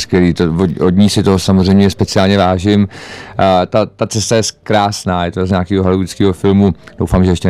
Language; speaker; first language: Czech; native; Czech